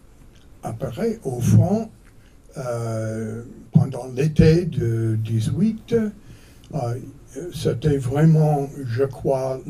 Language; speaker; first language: French; non-native, fluent; English